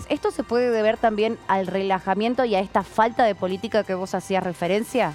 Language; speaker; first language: Spanish; native; Spanish